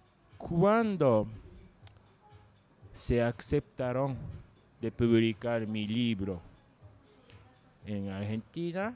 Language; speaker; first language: Spanish; non-native, learner; Japanese